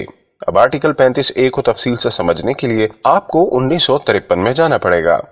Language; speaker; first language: Urdu; native; Urdu